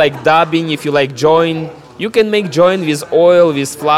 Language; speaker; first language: English; non-native, fluent; Russian